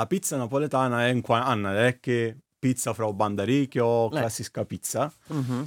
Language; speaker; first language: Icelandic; non-native, learner; Italian